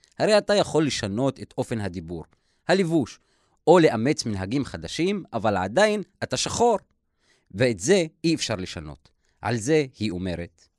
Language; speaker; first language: Hebrew; non-native, local second language; Arabic